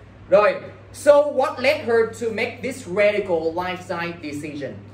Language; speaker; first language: English; non-native, fluent; Vietnamese